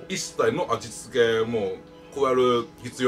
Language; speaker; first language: Japanese; native; Japanese